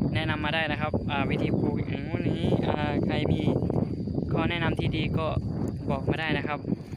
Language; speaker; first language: Thai; native; Thai